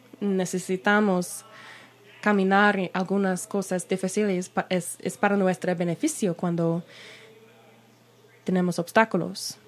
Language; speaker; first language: Spanish; non-native, learner; English